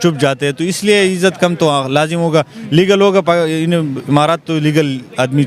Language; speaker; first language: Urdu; non-native, local second language; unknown